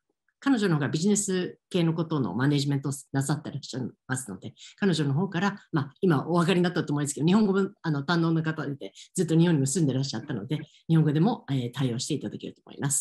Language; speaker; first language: Japanese; native; Japanese